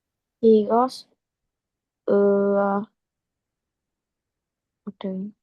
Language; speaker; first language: English; non-native, learner; Vietnamese